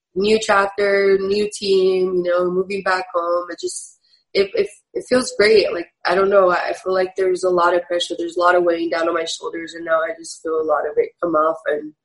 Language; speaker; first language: English; native; English